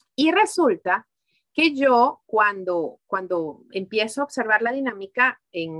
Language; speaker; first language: Spanish; native; Spanish